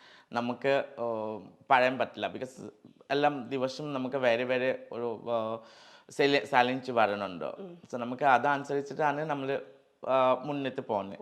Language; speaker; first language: Malayalam; non-native, local second language; Assamese